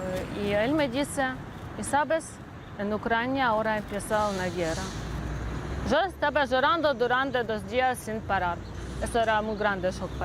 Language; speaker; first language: Spanish; non-native, learner; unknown